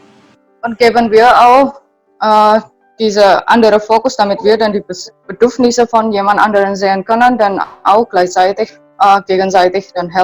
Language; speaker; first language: German; non-native, learner; Indonesian